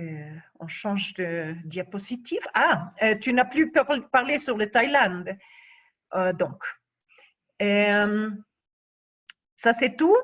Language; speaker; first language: French; non-native, fluent; Spanish